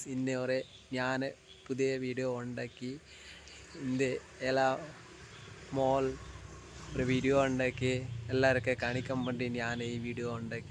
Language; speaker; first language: Malayalam; non-native, local second language; Assamese